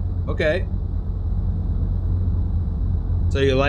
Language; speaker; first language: English; native; English